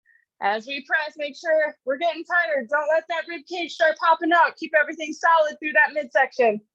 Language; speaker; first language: English; native; English